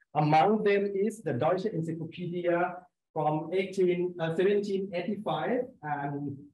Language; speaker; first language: English; non-native, learner; Thai